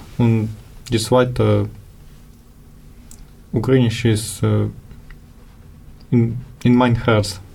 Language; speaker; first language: German; non-native, learner; Ukrainian